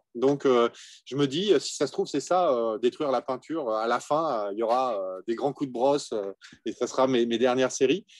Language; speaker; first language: French; native; French